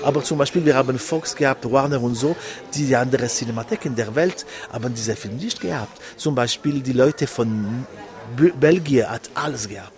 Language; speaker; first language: German; non-native, local second language; French